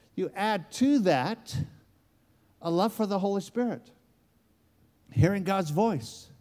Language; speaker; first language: English; native; English